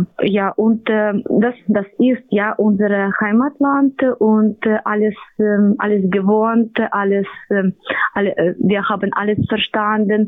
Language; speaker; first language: German; non-native, learner; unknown